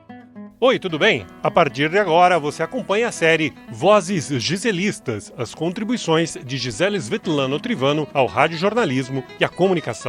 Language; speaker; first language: Portuguese; native; Portuguese